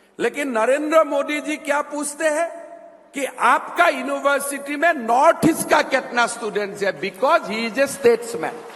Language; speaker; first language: Hindi; non-native, local second language; Assamese